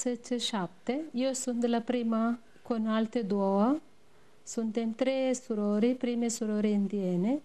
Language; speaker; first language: Romanian; non-native, learner; Tamil